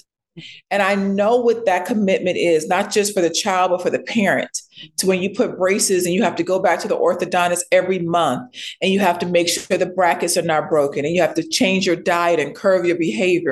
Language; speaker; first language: English; native; English